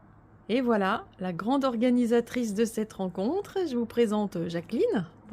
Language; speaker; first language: French; native; French